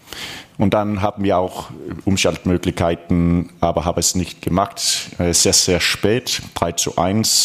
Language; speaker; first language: German; non-native, fluent; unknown